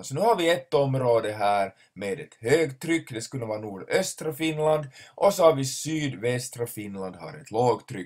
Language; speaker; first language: Swedish; native; Swedish